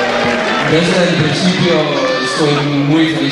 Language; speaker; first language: Spanish; non-native, learner; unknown